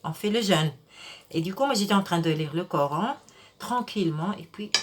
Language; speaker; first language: French; non-native, local second language; Arabic